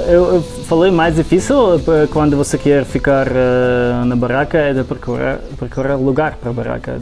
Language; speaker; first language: Portuguese; non-native, learner; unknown